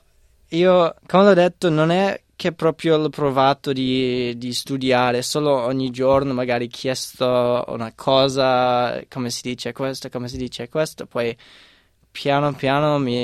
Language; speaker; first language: Italian; non-native, fluent; English